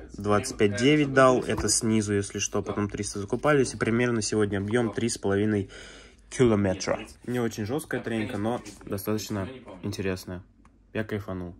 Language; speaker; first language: Russian; native; Russian